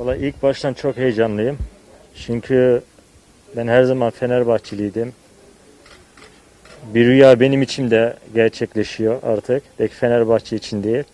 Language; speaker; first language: Turkish; early bilingual, heritage; Turkish